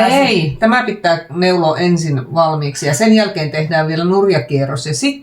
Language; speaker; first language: Finnish; native; Finnish